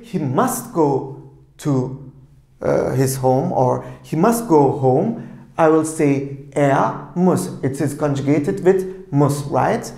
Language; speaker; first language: English; non-native, fluent; Turkish